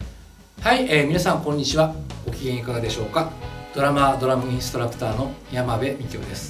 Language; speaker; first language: Japanese; native; Japanese